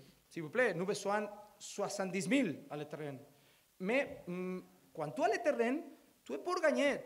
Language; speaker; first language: French; non-native, learner; Spanish